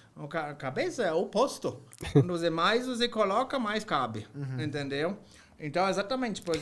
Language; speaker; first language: Portuguese; non-native, fluent; German